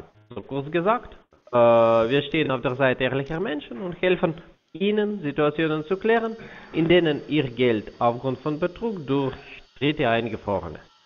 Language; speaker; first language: German; non-native, fluent; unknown